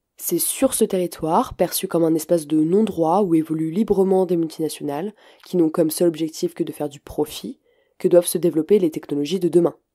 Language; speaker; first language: French; native; French